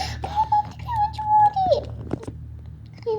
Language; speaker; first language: Arabic; native; Arabic